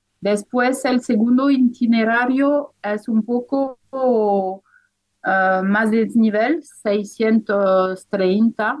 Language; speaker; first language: Spanish; non-native, fluent; French